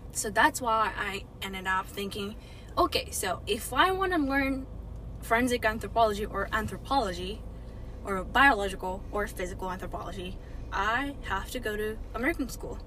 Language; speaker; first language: English; non-native, fluent; Japanese